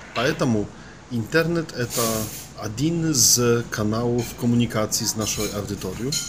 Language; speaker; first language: Russian; non-native, fluent; Polish